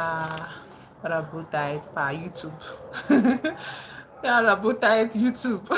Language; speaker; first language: Russian; non-native, learner; English